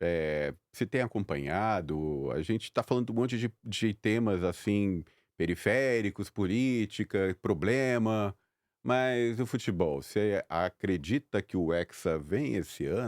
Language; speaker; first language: Portuguese; native; Portuguese